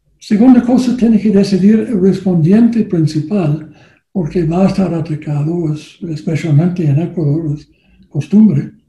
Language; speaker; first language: Spanish; non-native, learner; English